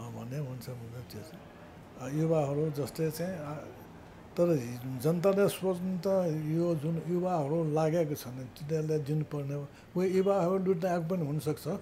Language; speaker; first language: Nepali; non-native, local second language; Newari